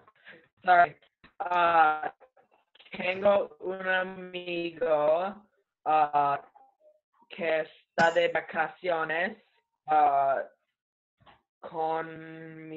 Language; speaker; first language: Spanish; non-native, learner; English